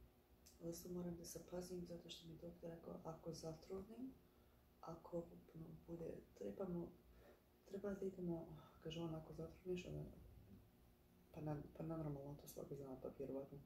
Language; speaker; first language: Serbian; early bilingual, heritage; Bosnian